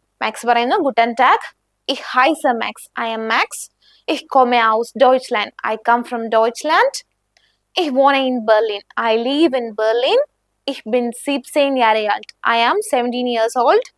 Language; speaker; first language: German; non-native, fluent; Malayalam